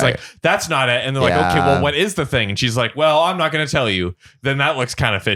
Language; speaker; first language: English; native; English